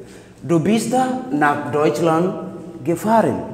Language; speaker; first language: German; non-native, fluent; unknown